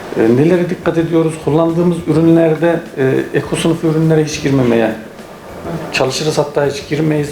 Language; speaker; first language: Turkish; native; Turkish